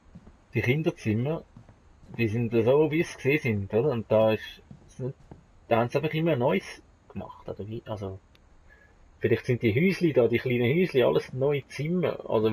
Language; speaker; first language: German; native; German